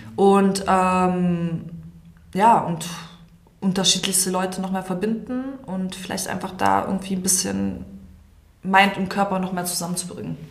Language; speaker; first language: German; early bilingual, other home language; Serbian